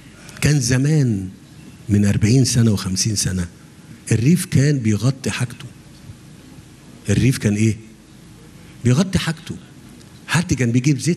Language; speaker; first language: Arabic; native; Arabic